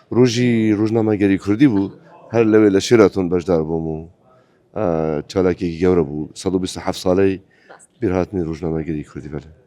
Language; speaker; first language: Central Kurdish; non-native, local second language; Kurdish